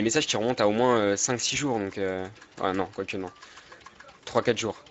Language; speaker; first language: French; native; French